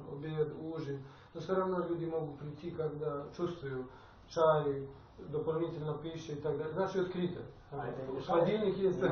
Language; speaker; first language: Russian; non-native, fluent; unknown